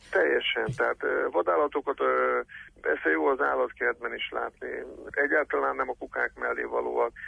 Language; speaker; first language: Hungarian; native; Hungarian